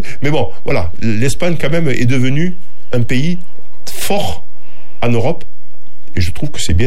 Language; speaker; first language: French; native; French